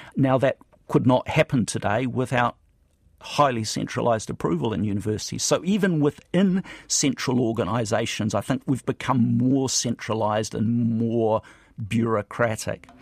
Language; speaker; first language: English; native; English